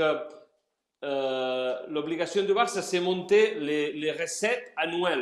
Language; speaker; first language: French; non-native, fluent; Spanish